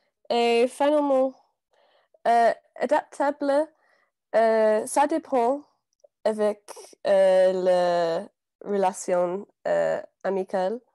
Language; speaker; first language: French; non-native, learner; English